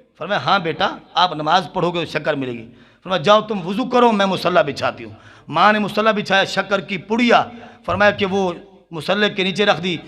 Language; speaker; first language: Urdu; non-native, local second language; Punjabi